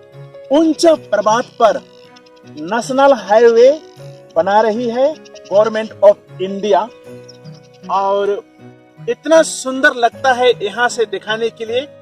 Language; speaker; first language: Hindi; non-native, local second language; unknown